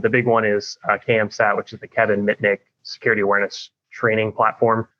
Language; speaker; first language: English; native; English